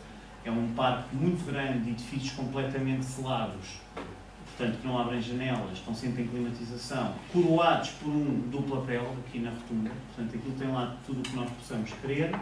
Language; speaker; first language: Portuguese; native; Portuguese